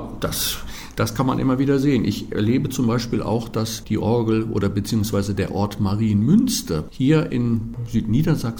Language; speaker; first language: German; native; German